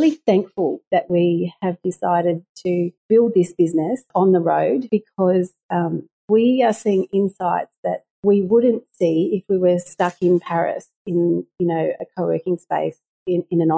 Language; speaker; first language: English; native; English